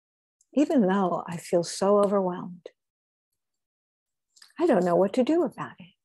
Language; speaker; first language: English; native; English